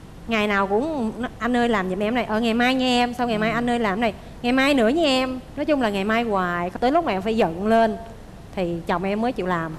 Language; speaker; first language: Vietnamese; native; Vietnamese